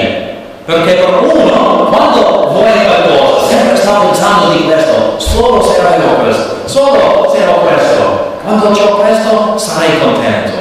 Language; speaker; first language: Italian; non-native, learner; English